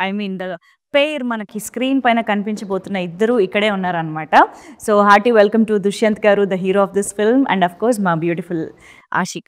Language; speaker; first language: Telugu; native; Telugu